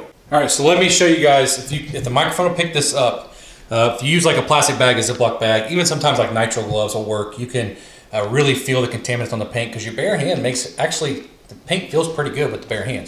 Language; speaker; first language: English; native; English